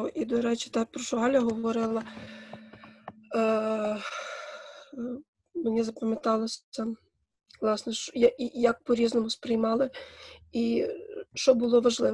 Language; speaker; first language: Ukrainian; native; Ukrainian